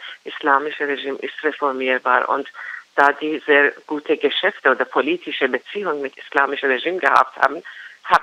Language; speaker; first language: German; non-native, fluent; Persian